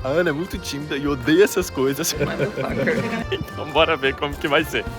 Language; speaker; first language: Portuguese; native; Portuguese